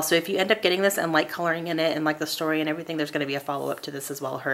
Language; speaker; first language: English; native; English